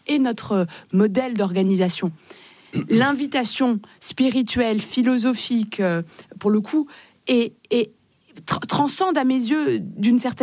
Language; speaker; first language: French; native; French